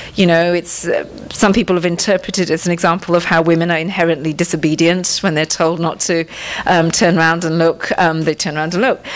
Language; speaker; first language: English; non-native, local second language; Tamil